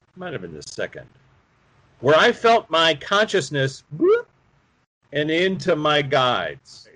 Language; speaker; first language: English; native; English